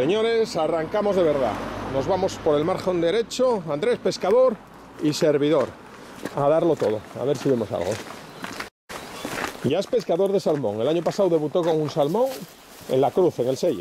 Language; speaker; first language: Spanish; native; Spanish